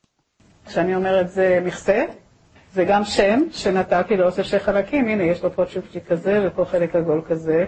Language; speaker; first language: Hebrew; native; Hebrew